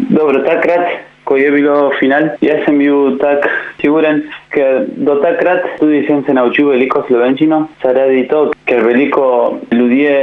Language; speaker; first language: Slovenian; non-native, learner; Spanish